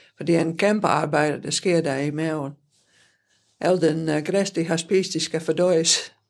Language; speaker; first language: Danish; non-native, fluent; Dutch